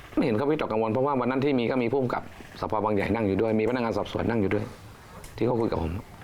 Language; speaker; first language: Thai; native; Thai